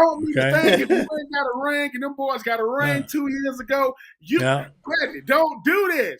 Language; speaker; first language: English; native; English